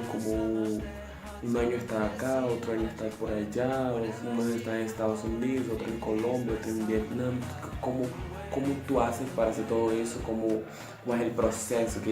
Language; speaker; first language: Spanish; non-native, local second language; Portuguese